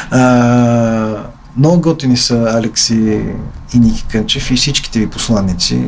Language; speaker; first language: Bulgarian; native; Bulgarian